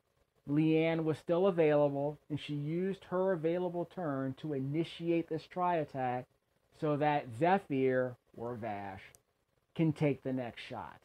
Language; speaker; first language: English; native; English